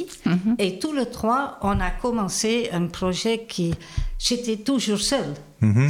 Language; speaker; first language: French; non-native, fluent; Dutch